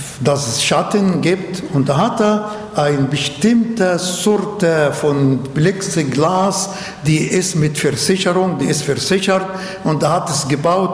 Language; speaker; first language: German; non-native, learner; Arabic